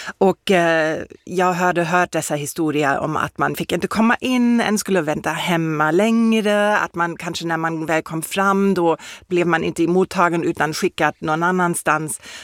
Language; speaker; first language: Swedish; non-native, fluent; German